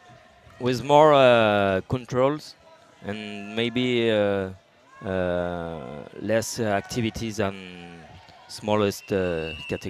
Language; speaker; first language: English; non-native, learner; French